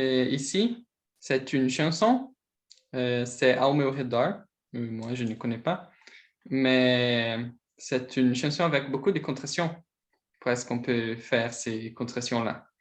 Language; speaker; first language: French; non-native, fluent; Portuguese